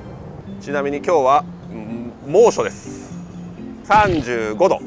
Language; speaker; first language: Japanese; native; Japanese